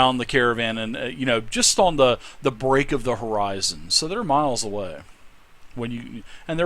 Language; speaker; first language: English; native; English